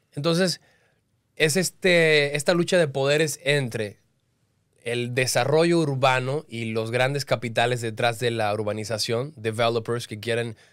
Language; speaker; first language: Spanish; native; Spanish